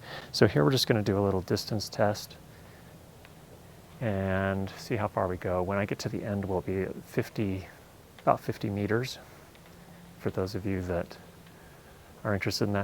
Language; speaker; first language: English; native; English